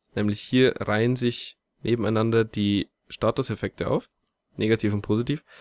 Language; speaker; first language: German; native; German